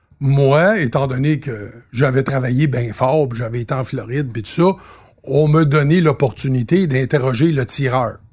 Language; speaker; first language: French; native; French